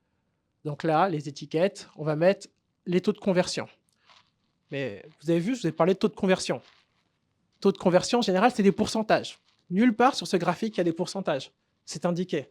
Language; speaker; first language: French; native; French